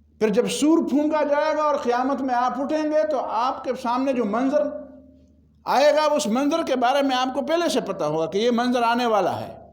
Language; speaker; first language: Urdu; non-native, local second language; Pashto